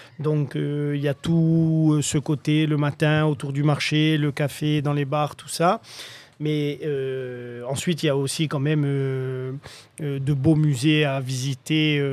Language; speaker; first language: French; native; French